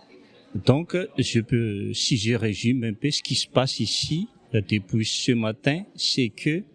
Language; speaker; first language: French; non-native, local second language; Malagasy